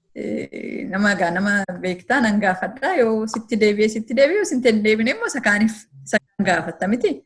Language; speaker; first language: Oromo; early bilingual, heritage; Oromo